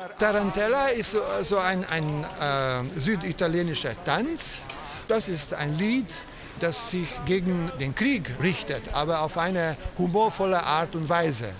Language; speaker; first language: German; non-native, fluent; Italian